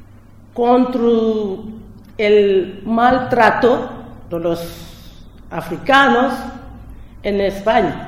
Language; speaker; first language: Spanish; non-native, learner; French